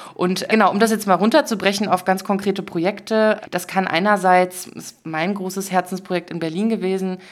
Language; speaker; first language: German; native; German